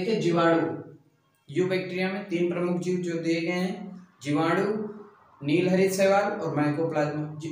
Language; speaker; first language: Hindi; native; Hindi